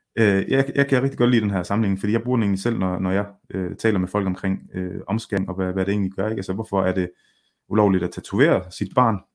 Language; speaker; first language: Danish; early bilingual, other home language; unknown